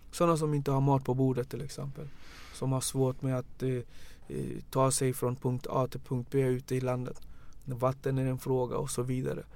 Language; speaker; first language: Swedish; early bilingual, other home language; Wolof